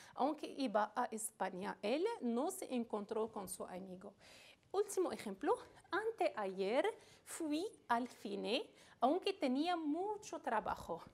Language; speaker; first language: Spanish; non-native, fluent; Arabic